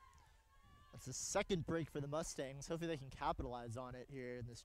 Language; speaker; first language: English; native; English